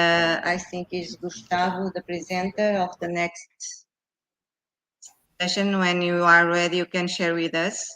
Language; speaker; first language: English; non-native, fluent; Portuguese